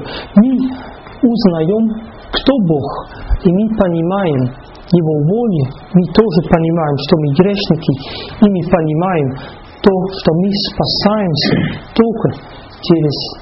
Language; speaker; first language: Russian; non-native, fluent; Dutch